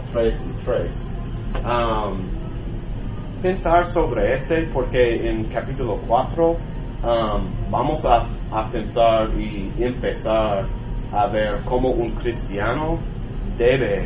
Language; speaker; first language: Spanish; non-native, learner; English